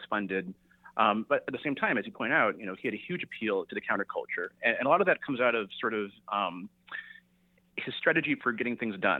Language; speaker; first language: English; native; English